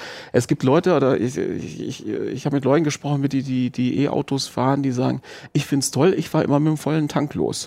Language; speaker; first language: German; native; German